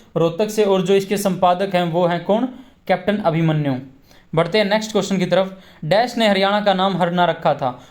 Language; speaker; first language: Hindi; native; Hindi